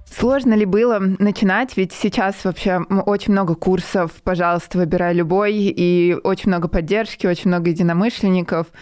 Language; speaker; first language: Russian; native; Russian